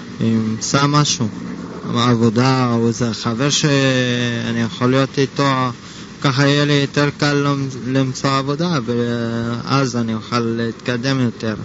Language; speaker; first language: Hebrew; non-native, learner; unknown